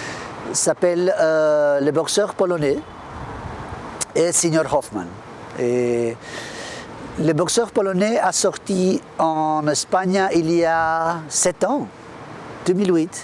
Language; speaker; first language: French; non-native, fluent; Spanish